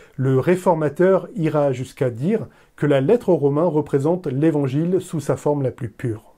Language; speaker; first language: French; native; French